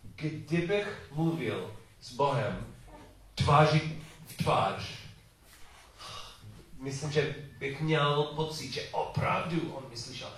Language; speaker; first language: Czech; non-native, learner; English